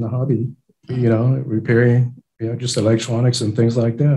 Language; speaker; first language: English; non-native, fluent; Japanese